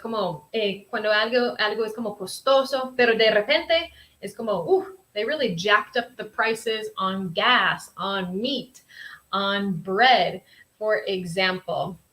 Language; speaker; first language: Spanish; early bilingual, heritage; Spanish